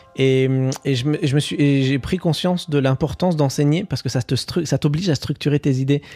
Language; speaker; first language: French; early bilingual, other home language; Arabic